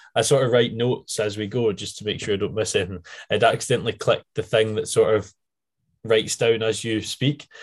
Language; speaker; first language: English; native; English